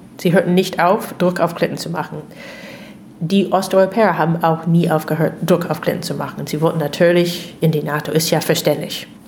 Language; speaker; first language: German; non-native, fluent; English